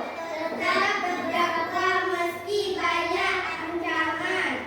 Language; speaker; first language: Indonesian; native; Indonesian